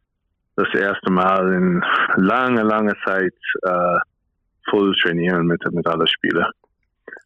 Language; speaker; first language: German; non-native, fluent; English